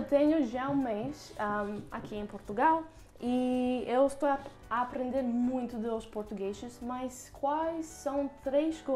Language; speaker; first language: Portuguese; non-native, learner; English